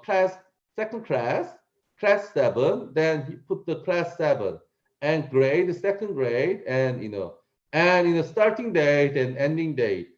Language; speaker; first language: English; non-native, learner; Korean